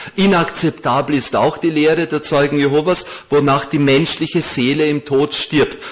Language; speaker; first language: German; native; German